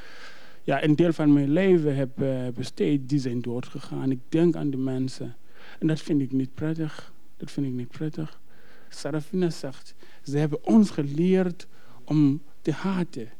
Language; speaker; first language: Dutch; non-native, fluent; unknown